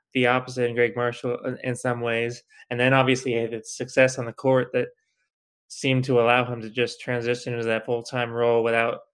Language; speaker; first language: English; native; English